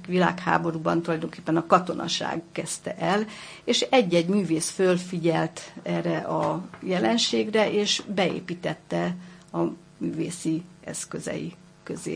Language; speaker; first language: Hungarian; native; Hungarian